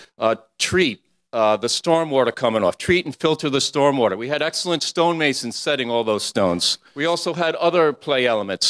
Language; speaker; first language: English; native; English